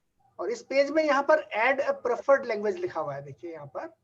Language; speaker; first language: Hindi; native; Hindi